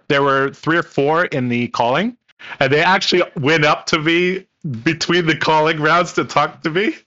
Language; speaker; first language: English; non-native, local second language; Cantonese